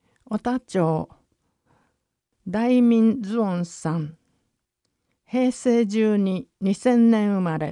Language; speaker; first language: Japanese; native; Japanese